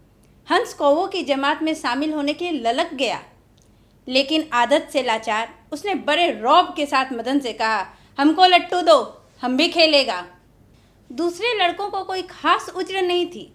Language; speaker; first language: Hindi; native; Hindi